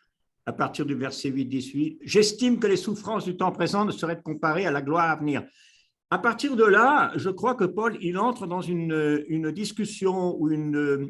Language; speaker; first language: French; native; French